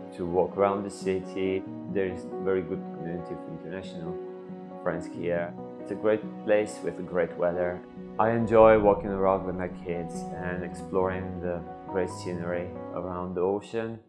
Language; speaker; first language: English; non-native, fluent; Bulgarian